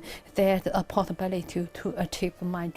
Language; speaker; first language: English; non-native, learner; Chinese